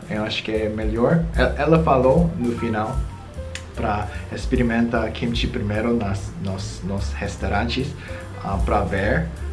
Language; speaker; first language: Portuguese; non-native, learner; Korean